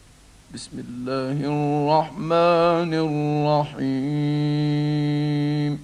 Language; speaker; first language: Arabic; native; Arabic